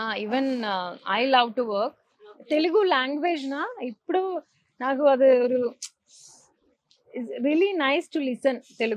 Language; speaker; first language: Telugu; non-native, learner; Malayalam